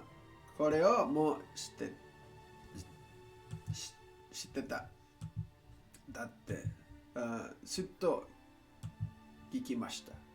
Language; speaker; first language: Japanese; non-native, learner; Spanish